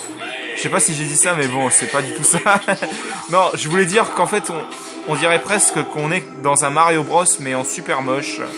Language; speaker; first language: French; native; French